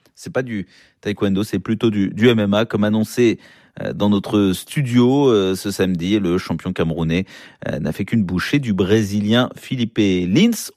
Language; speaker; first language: French; native; French